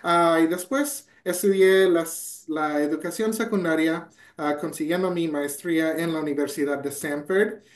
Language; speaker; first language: Spanish; non-native, fluent; English